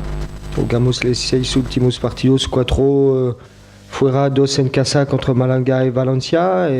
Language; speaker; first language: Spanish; non-native, fluent; French